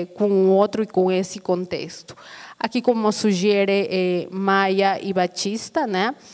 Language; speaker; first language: Portuguese; non-native, fluent; Aymara